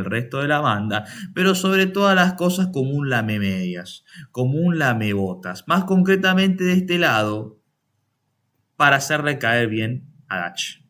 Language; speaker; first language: Spanish; native; Spanish